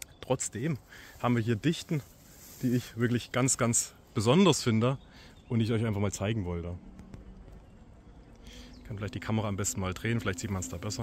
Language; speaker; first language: German; native; German